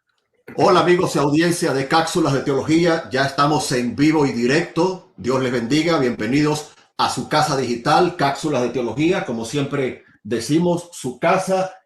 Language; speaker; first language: Spanish; native; Spanish